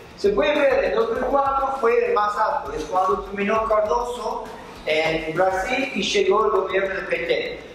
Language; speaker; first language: Spanish; non-native, fluent; English